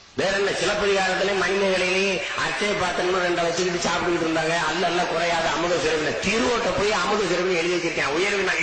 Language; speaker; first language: Tamil; native; Tamil